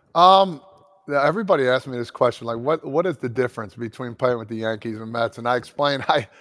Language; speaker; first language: English; native; English